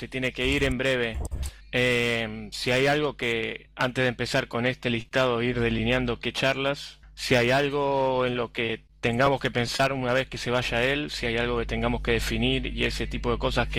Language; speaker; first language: Spanish; native; Spanish